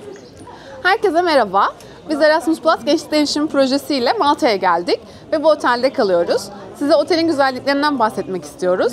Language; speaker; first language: Turkish; native; Turkish